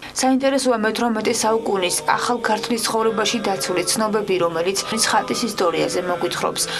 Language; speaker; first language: Georgian; native; Georgian